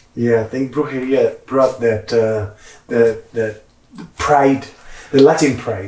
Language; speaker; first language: English; non-native, fluent; Portuguese